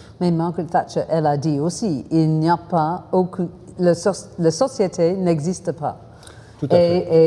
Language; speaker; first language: French; non-native, fluent; English